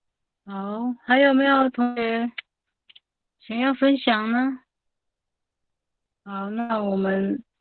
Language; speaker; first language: Chinese; native; Chinese